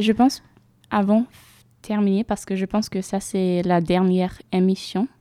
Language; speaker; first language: French; non-native, learner; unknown